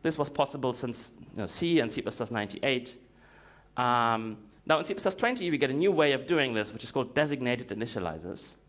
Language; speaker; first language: English; non-native, fluent; Russian